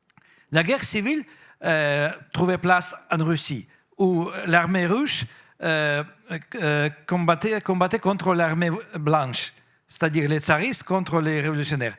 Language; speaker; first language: French; non-native, fluent; Russian